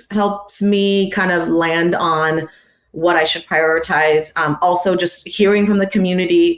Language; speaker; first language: English; non-native, fluent; Persian